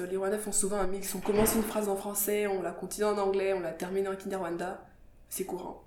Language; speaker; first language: French; non-native, local second language; Kinyarwanda